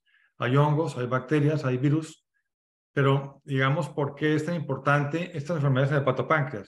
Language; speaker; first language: Spanish; native; Spanish